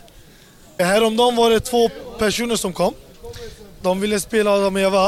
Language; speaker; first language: Swedish; non-native, learner; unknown